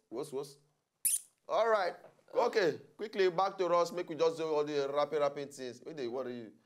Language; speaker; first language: Nigerian Pidgin; native; Nigerian Pidgin